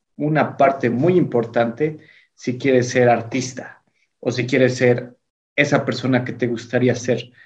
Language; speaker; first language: Spanish; native; Spanish